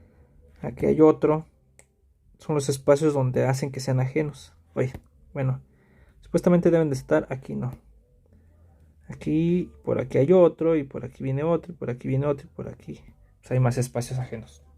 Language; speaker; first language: Spanish; native; Spanish